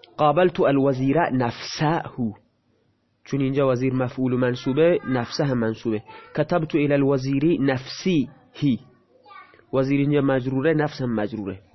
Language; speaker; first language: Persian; non-native, local second language; Baluchi